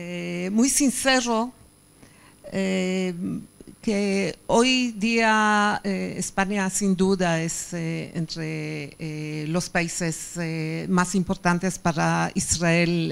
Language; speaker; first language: Spanish; non-native, fluent; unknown